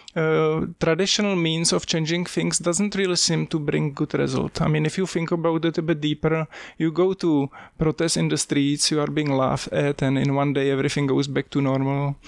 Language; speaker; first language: English; non-native, fluent; Czech